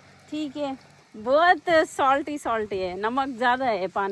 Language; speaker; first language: Hindi; non-native, local second language; Telugu